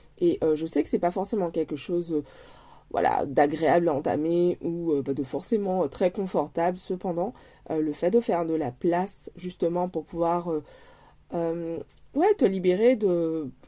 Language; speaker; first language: French; native; French